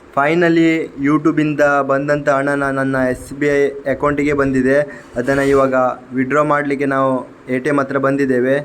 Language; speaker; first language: Kannada; native; Kannada